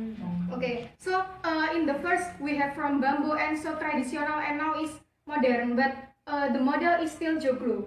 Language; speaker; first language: English; non-native, learner; Javanese